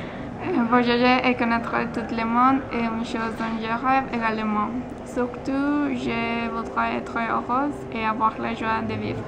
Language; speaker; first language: French; non-native, learner; Spanish